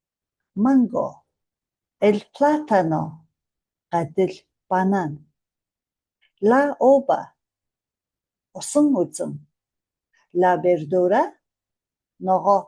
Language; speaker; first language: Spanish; non-native, fluent; Mongolian